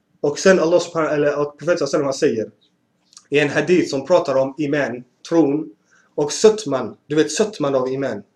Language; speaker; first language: Swedish; early bilingual, other home language; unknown